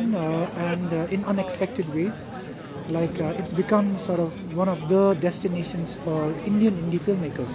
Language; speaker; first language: English; non-native, local second language; Tibetan